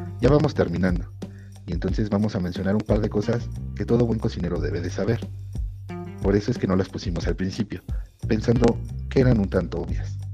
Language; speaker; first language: Spanish; native; Spanish